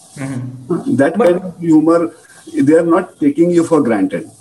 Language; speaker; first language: English; non-native, local second language; Marathi